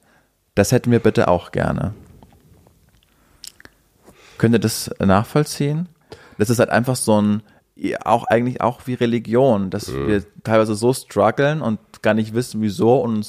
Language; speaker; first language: German; native; German